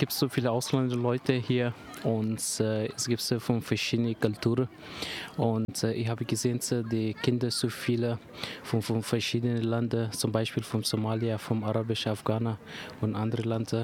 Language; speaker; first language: German; non-native, learner; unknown